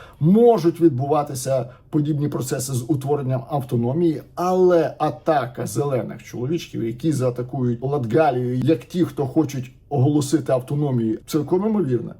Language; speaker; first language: Ukrainian; native; Ukrainian